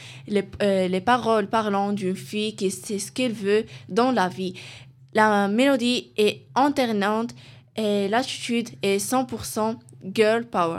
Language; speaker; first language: French; non-native, learner; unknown